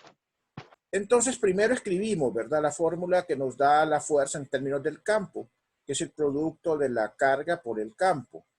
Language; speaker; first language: Spanish; native; Spanish